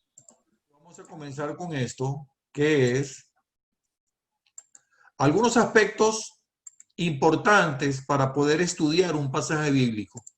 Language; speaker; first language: Spanish; native; Spanish